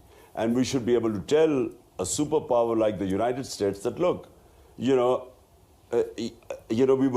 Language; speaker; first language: English; non-native, local second language; Urdu